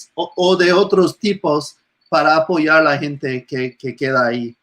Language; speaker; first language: Spanish; non-native, fluent; English